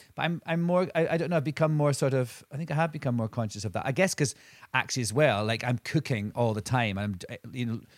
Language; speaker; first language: English; native; English